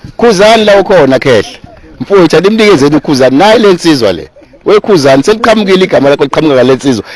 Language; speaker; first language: Zulu; native; Zulu